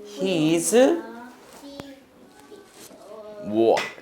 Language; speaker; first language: English; non-native, fluent; Korean